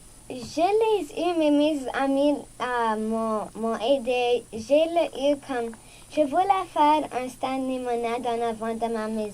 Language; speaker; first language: French; non-native, local second language; English